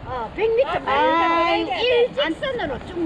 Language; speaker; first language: Korean; native; Korean